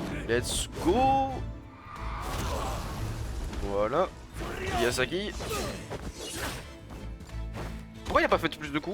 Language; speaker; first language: French; native; French